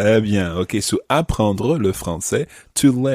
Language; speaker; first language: French; non-native, fluent; English